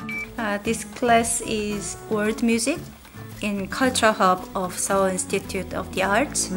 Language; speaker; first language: English; non-native, learner; Korean